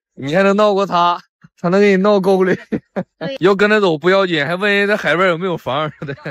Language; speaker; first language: Chinese; native; Chinese